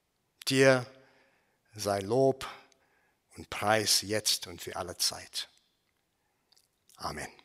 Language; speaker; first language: German; non-native, fluent; English